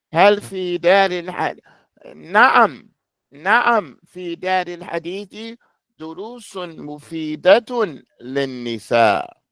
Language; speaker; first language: Arabic; non-native, fluent; English